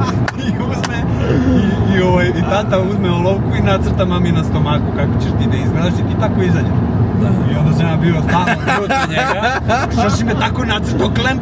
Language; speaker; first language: Serbian; native; Serbian